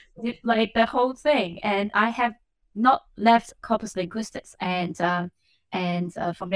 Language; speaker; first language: English; non-native, local second language; Cantonese